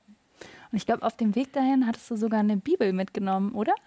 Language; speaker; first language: German; native; German